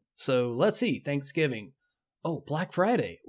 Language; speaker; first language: English; native; English